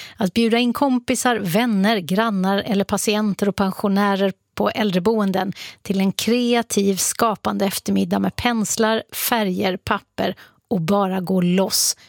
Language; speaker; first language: Swedish; native; Swedish